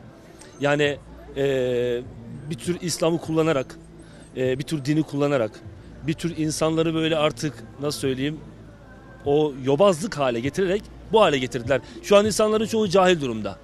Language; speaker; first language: Turkish; native; Turkish